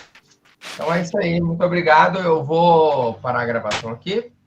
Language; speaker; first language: Portuguese; native; Portuguese